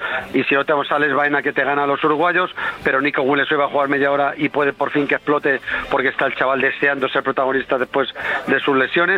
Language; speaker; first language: Spanish; native; Spanish